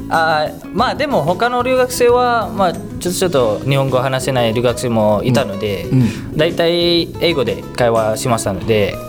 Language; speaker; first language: Japanese; non-native, fluent; Indonesian